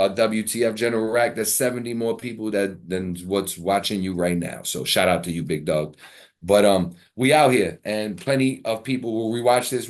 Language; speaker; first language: English; native; English